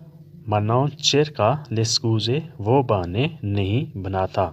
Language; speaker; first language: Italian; non-native, fluent; Urdu